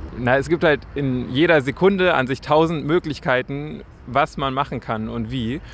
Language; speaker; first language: German; native; German